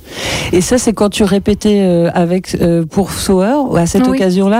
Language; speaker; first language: French; native; French